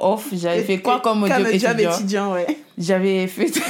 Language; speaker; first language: French; non-native, local second language; Wolof